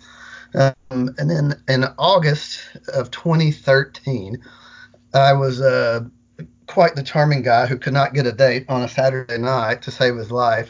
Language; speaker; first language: English; native; English